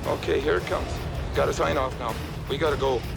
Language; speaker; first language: English; native; English